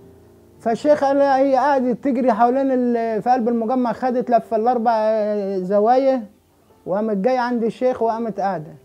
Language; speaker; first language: Arabic; native; Arabic